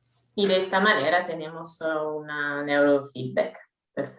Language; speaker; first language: Spanish; non-native, fluent; Italian